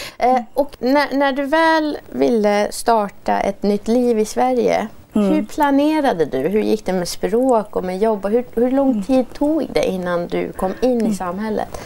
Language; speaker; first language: Swedish; native; Swedish